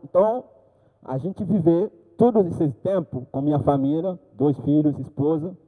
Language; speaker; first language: Portuguese; non-native, learner; Haitian Creole